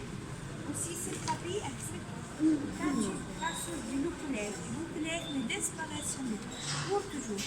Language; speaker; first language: French; non-native, learner; Arabic